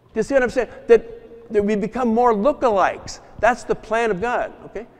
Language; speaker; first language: English; native; English